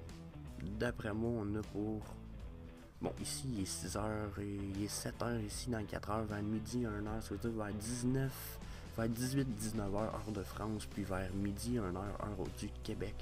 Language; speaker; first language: French; native; French